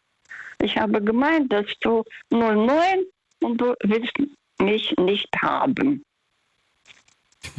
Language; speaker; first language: German; non-native, fluent; Russian